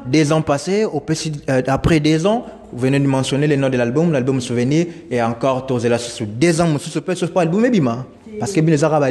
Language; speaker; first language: French; non-native, local second language; Lingala